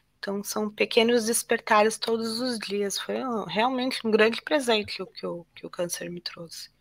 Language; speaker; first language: Portuguese; native; Portuguese